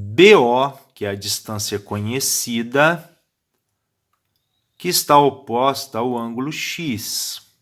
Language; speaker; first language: Portuguese; native; Portuguese